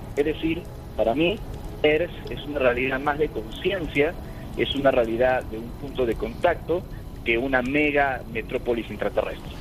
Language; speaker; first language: Spanish; native; Spanish